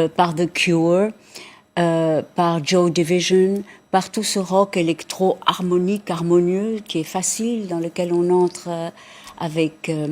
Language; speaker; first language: French; early bilingual, heritage; French